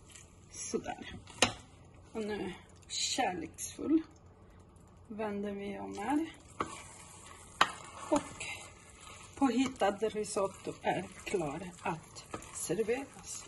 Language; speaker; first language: Swedish; non-native, fluent; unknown